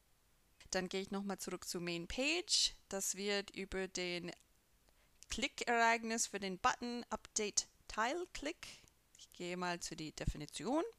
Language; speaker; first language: German; non-native, fluent; English